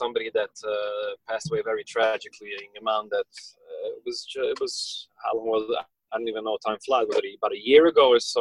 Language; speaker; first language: English; early bilingual, other home language; Yiddish